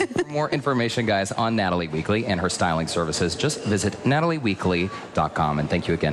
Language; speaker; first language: English; native; English